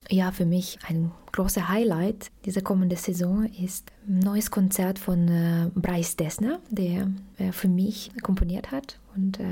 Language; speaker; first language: German; non-native, fluent; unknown